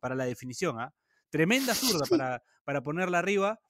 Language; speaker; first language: Spanish; native; Spanish